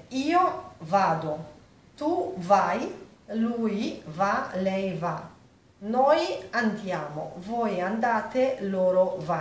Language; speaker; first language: Italian; non-native, fluent; Polish